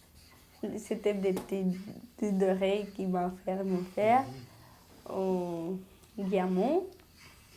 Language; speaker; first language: French; non-native, learner; Romanian